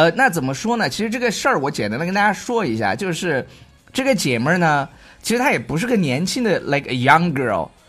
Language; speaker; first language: Chinese; native; Chinese